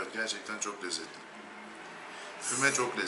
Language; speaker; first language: Turkish; native; Turkish